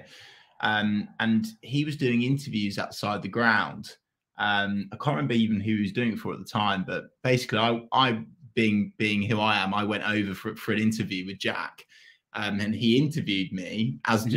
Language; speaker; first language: English; native; English